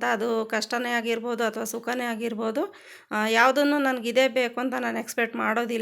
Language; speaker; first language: Kannada; native; Kannada